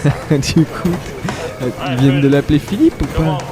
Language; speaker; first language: French; native; French